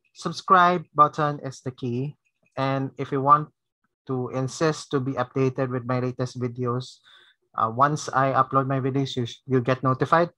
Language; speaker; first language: English; non-native, local second language; Cebuano